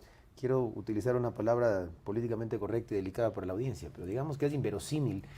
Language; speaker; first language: Spanish; native; Spanish